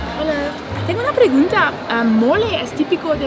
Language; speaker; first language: Spanish; non-native, learner; English